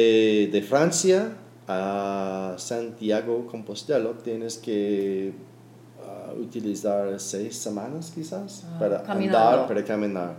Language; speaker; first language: Spanish; non-native, learner; English